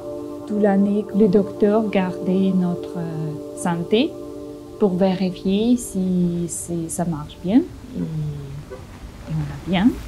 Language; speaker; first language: French; non-native, learner; Russian